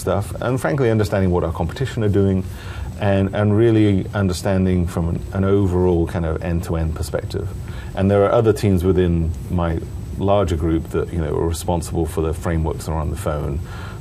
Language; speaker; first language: English; native; English